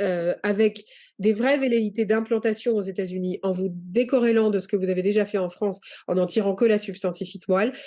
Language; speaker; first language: French; native; French